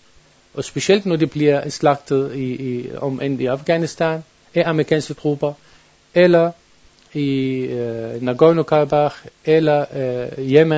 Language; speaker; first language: Danish; non-native, learner; Arabic